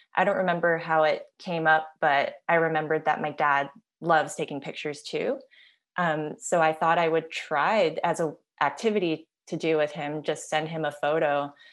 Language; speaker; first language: English; native; English